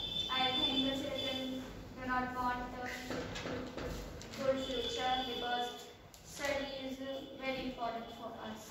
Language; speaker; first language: English; non-native, learner; Hindi